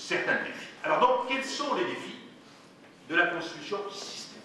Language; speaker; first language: French; non-native, local second language; Arabic